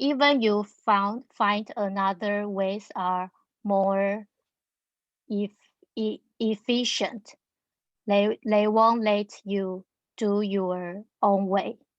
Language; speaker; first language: English; non-native, learner; Chinese